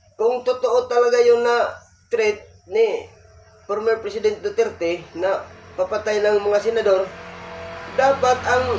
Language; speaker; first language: Filipino; non-native, local second language; Cebuano